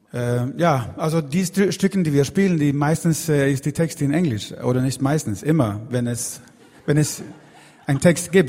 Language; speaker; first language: German; non-native, fluent; Swedish